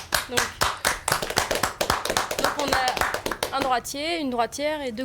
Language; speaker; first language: French; native; French